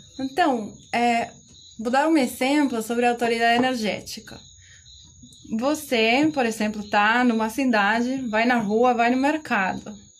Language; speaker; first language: Portuguese; non-native, fluent; Spanish